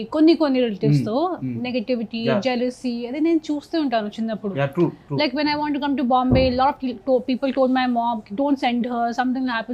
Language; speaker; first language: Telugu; non-native, fluent; Hindi